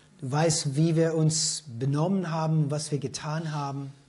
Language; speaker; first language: German; non-native, fluent; English